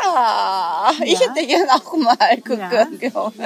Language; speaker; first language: German; non-native, learner; Korean